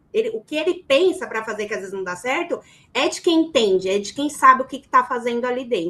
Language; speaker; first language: Portuguese; native; Portuguese